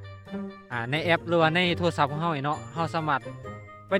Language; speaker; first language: Thai; non-native, local second language; Northeastern Thai